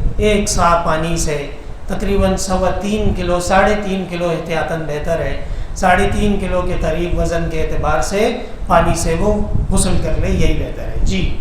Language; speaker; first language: Urdu; non-native, local second language; Pashto